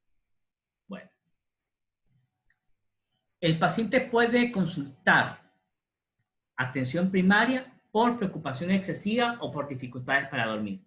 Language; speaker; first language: Spanish; native; Spanish